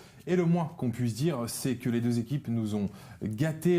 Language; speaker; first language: French; native; French